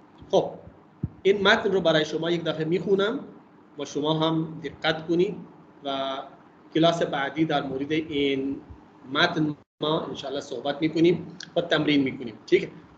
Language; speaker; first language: Persian; non-native, fluent; Urdu